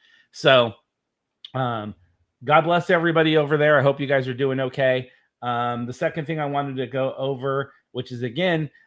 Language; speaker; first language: English; native; English